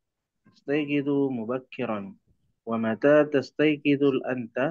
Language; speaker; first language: Arabic; non-native, learner; Indonesian